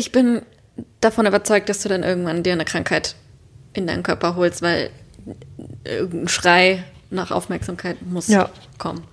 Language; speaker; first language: German; native; German